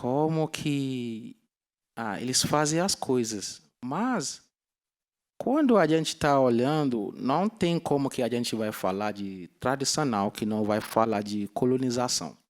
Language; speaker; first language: Portuguese; non-native, learner; Yoruba